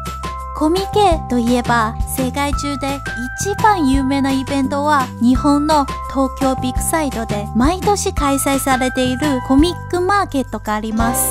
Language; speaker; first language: Japanese; non-native, fluent; Chinese